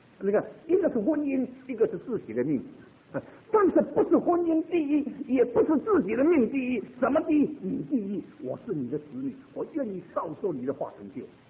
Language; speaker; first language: Chinese; native; Chinese